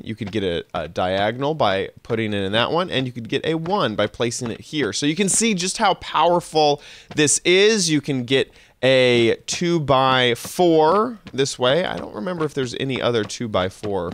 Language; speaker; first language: English; native; English